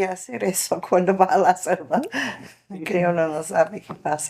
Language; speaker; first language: Spanish; non-native, fluent; English